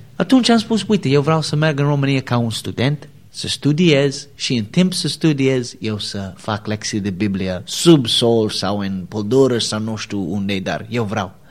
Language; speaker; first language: Romanian; non-native, learner; English